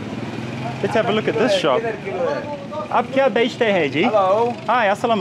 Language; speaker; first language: Hindi; non-native, learner; English